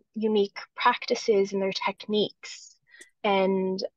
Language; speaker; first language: English; native; English